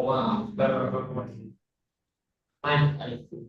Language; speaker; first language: English; non-native, learner; Indonesian